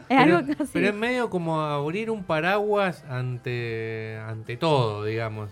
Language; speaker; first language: Spanish; native; Spanish